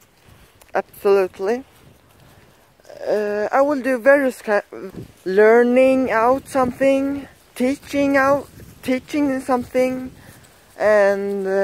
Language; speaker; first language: English; non-native, learner; Swedish